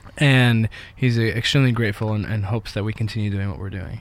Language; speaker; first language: English; native; English